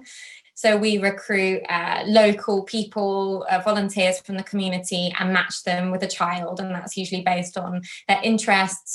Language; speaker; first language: English; native; English